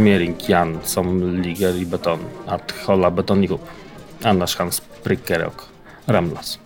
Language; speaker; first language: Swedish; non-native, learner; Polish